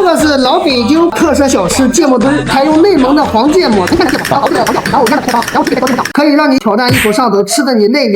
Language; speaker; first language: Chinese; native; Chinese